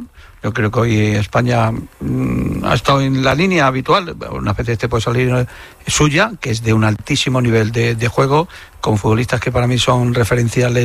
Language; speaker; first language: Spanish; native; Spanish